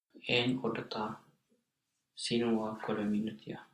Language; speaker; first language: Finnish; non-native, learner; English